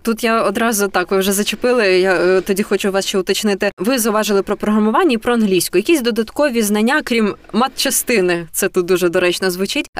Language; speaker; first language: Ukrainian; native; Ukrainian